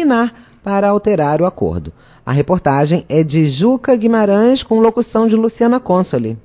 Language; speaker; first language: Portuguese; native; Portuguese